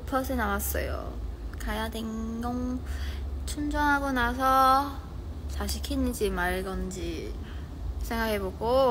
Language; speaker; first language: Korean; non-native, fluent; Chinese